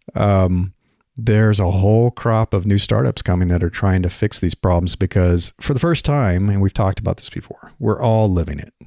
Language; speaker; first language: English; native; English